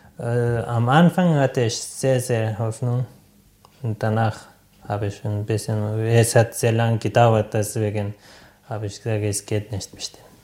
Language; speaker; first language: German; non-native, learner; Persian